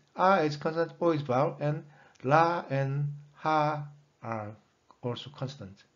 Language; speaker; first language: English; non-native, fluent; Korean